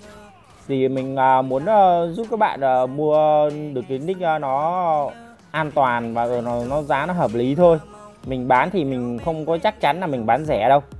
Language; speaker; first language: Vietnamese; native; Vietnamese